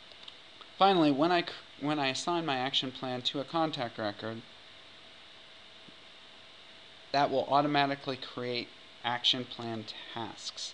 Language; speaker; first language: English; native; English